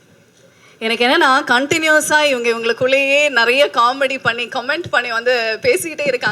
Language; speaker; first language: Tamil; native; Tamil